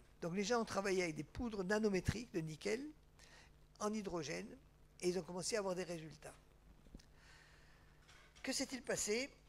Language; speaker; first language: French; native; French